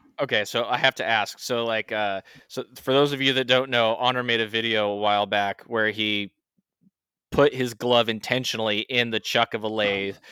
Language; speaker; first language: English; native; English